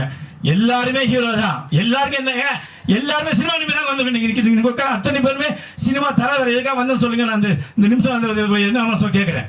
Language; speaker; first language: Tamil; native; Tamil